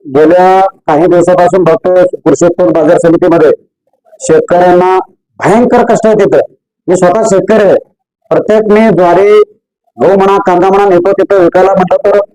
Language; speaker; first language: Marathi; native; Marathi